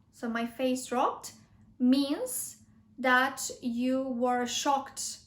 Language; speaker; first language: English; non-native, fluent; Romanian